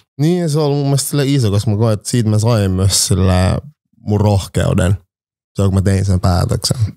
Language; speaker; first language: Finnish; early bilingual, other home language; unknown